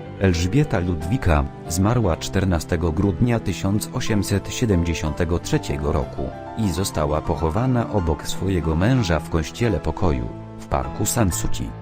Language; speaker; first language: Polish; native; Polish